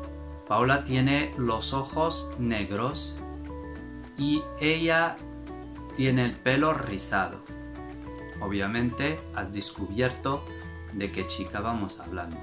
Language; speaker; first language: Spanish; non-native, fluent; Arabic